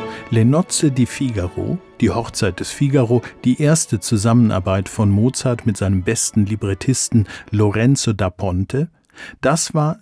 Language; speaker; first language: German; native; German